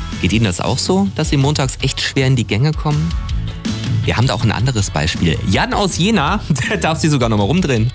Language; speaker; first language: German; native; German